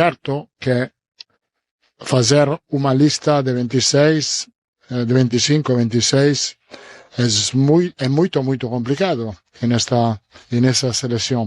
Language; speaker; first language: Spanish; non-native, fluent; Italian